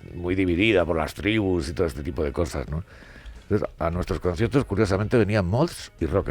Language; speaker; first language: Spanish; native; Spanish